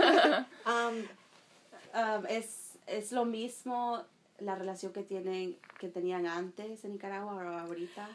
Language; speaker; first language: Spanish; non-native, learner; English